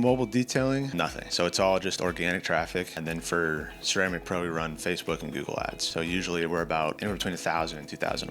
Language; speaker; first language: English; native; English